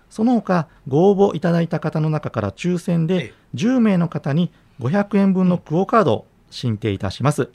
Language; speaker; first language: Japanese; native; Japanese